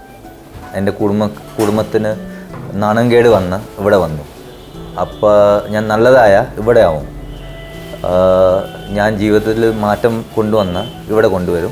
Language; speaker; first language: Malayalam; early bilingual, heritage; Malayalam